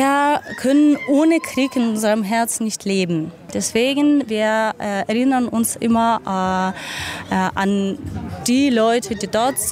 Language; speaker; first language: German; non-native, fluent; Ukrainian